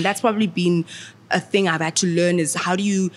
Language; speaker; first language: English; non-native, local second language; Shona